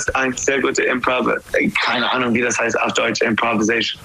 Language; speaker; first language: German; non-native, learner; English